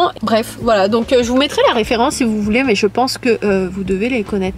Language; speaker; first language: French; native; French